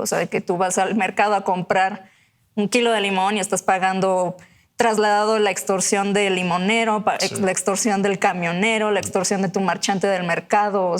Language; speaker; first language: Spanish; native; Spanish